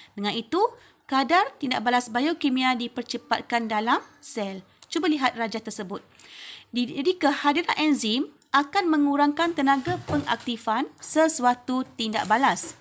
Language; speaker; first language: Malay; native; Malay